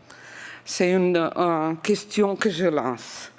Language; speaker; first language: French; non-native, fluent; Portuguese